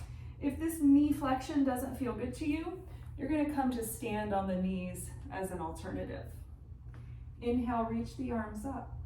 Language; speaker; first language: English; native; English